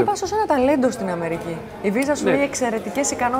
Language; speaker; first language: Greek; native; Greek